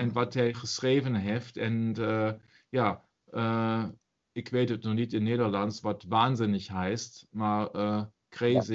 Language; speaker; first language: Dutch; non-native, learner; German